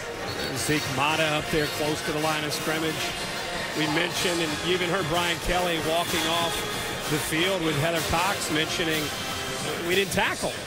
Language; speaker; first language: English; native; English